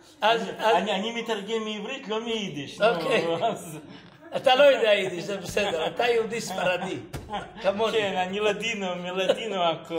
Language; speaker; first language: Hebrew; early bilingual, other home language; Ladino